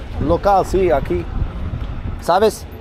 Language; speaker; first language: Spanish; non-native, learner; Serbian